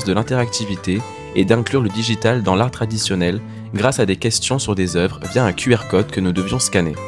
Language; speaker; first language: French; native; French